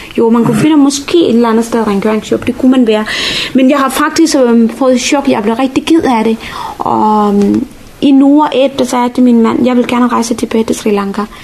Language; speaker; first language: Danish; non-native, fluent; Tamil